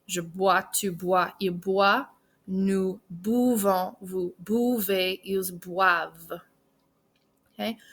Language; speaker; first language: French; non-native, fluent; English